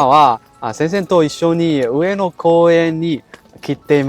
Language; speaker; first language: Japanese; non-native, learner; Chinese